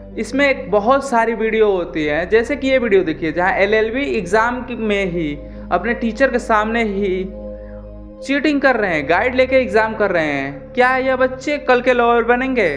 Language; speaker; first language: Hindi; native; Hindi